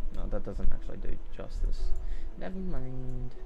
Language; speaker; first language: English; native; English